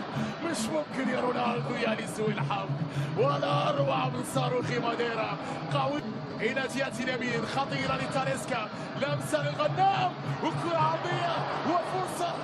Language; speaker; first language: Arabic; native; Arabic